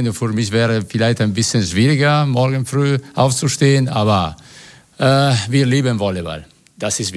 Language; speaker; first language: German; non-native, fluent; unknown